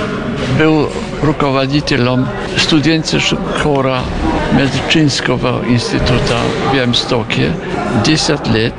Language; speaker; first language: Russian; non-native, fluent; Polish